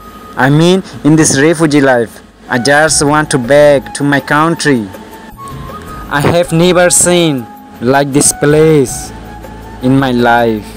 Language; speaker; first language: English; non-native, local second language; Rohingya